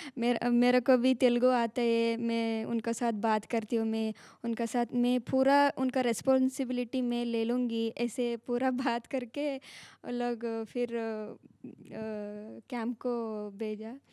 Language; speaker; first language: Hindi; non-native, local second language; Kannada